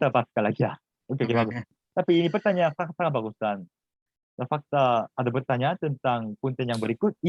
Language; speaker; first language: Indonesian; non-native, fluent; Korean